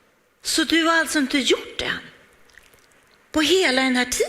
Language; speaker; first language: Swedish; native; Swedish